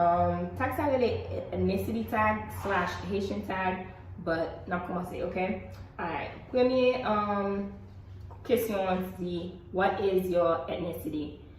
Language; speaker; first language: Haitian Creole; early bilingual, heritage; Haitian Creole